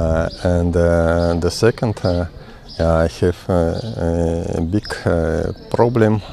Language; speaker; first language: English; non-native, learner; Russian